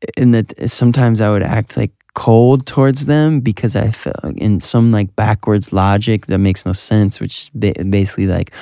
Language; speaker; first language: English; native; English